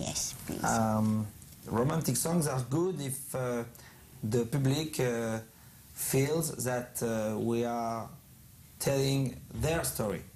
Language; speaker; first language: English; non-native, learner; French